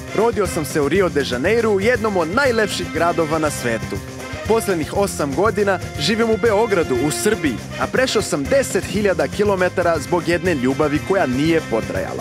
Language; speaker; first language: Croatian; non-native, fluent; Portuguese